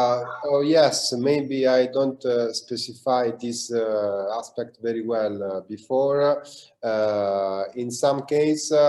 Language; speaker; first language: English; non-native, learner; Italian